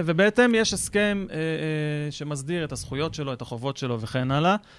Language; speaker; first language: Hebrew; native; Hebrew